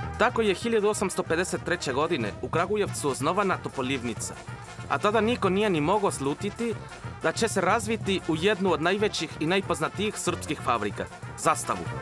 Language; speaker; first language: Serbian; non-native, fluent; Spanish